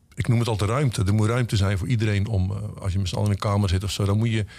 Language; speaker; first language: Dutch; native; Dutch